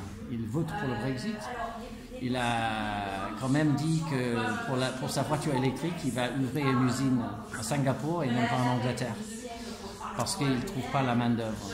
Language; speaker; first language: French; non-native, fluent; English